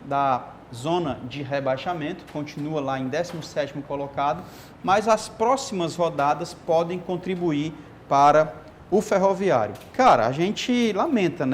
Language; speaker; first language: Portuguese; native; Portuguese